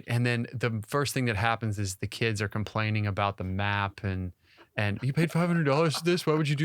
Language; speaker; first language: English; native; English